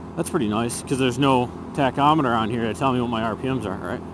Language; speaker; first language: English; native; English